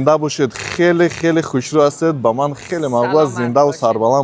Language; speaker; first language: Persian; native; Persian